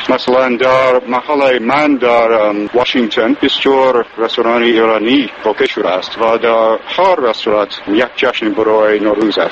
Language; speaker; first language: Persian; non-native, learner; English